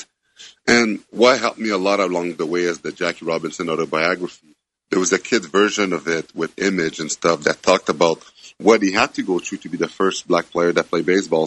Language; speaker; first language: English; non-native, fluent; French